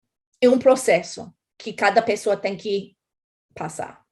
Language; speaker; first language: Portuguese; non-native, fluent; English